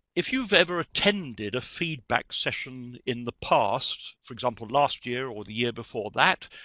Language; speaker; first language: English; native; English